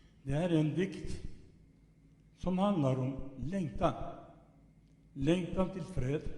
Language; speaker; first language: Swedish; non-native, fluent; Kurdish